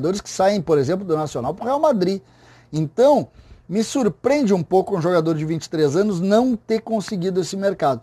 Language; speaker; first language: Portuguese; native; Portuguese